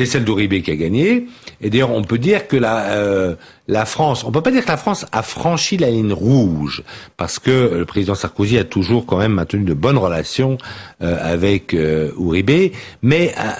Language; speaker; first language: French; native; French